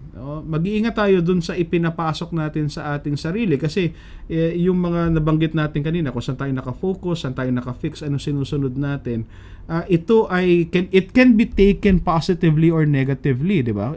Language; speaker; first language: Filipino; native; Filipino